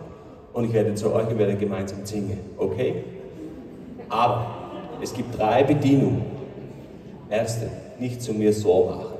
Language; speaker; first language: German; non-native, learner; Italian